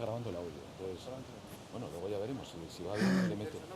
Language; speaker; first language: Spanish; native; Spanish